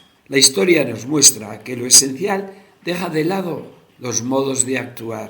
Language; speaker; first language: Spanish; native; Spanish